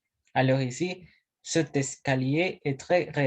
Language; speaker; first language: French; non-native, learner; Spanish